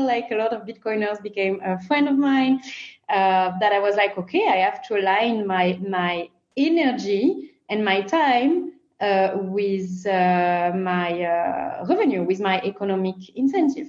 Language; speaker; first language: English; non-native, fluent; French